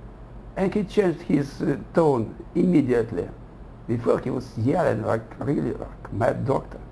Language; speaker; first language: English; non-native, fluent; Russian